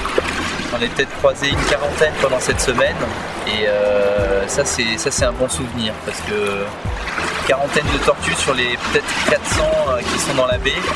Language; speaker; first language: French; native; French